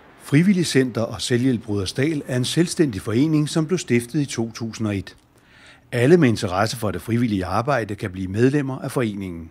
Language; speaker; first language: Danish; native; Danish